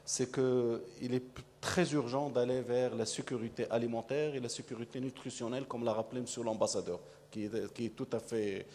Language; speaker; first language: French; non-native, local second language; Arabic